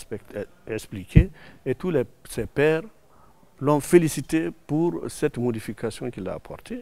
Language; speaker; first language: French; non-native, local second language; Susu